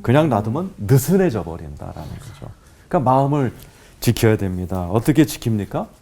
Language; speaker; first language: Korean; native; Korean